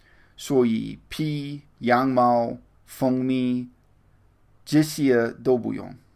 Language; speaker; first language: Chinese; non-native, learner; English